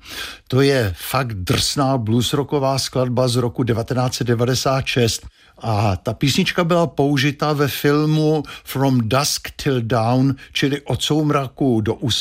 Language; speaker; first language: Czech; native; Czech